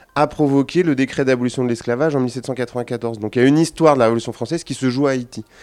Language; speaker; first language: French; native; French